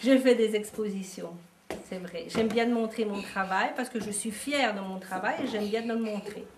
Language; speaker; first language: French; native; French